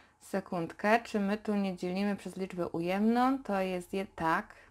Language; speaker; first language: Polish; native; Polish